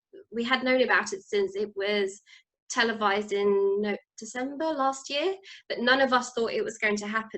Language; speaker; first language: English; native; English